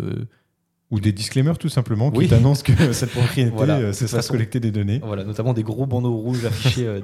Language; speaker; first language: French; native; French